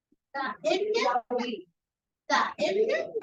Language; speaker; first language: English; non-native, learner; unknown